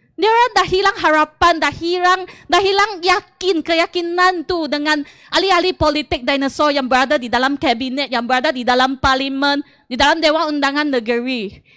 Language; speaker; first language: Malay; non-native, local second language; Chinese